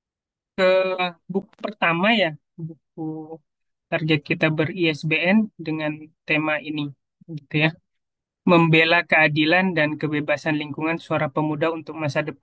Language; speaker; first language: Indonesian; native; Indonesian